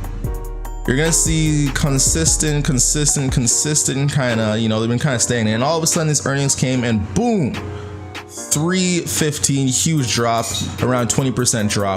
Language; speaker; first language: English; native; English